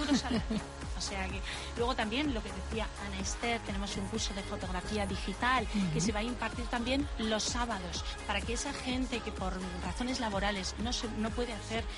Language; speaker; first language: Spanish; native; Spanish